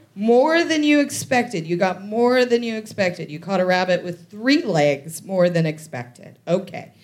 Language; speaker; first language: English; native; English